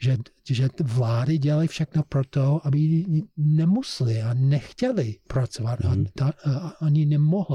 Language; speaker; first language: Czech; non-native, fluent; English